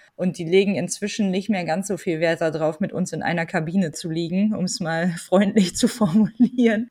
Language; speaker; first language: German; native; German